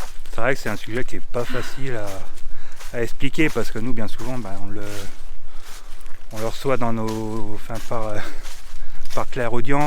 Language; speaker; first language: French; native; French